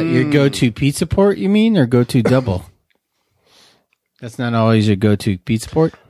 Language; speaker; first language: English; native; English